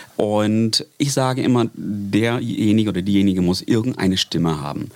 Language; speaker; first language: German; non-native, fluent; English